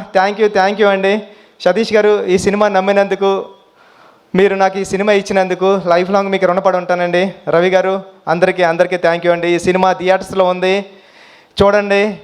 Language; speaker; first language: Telugu; native; Telugu